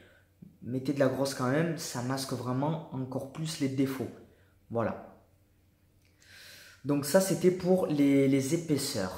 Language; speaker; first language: French; native; French